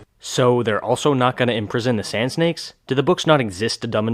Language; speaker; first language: English; native; English